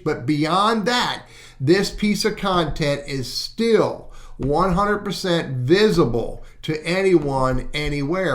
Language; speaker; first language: English; native; English